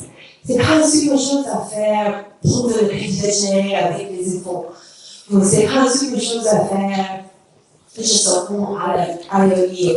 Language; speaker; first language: French; non-native, learner; English